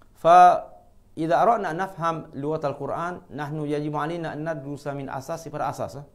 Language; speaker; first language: Arabic; non-native, fluent; Malay